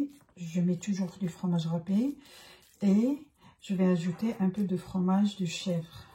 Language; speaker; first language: French; non-native, local second language; Arabic